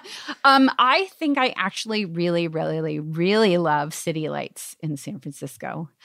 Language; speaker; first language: English; native; English